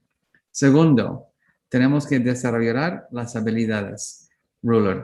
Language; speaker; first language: Spanish; non-native, learner; English